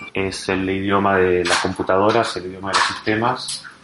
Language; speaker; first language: Spanish; native; Spanish